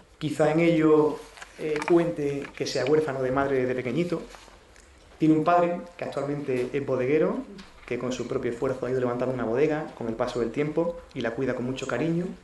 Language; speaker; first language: Spanish; native; Spanish